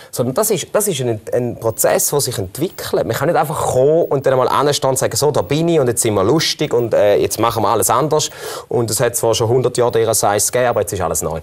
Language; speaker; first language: German; native; German